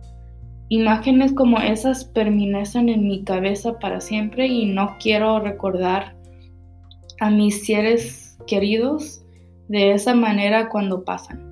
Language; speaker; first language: Spanish; early bilingual, heritage; Spanish